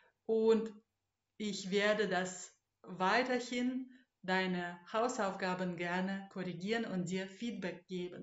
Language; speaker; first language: German; non-native, fluent; Russian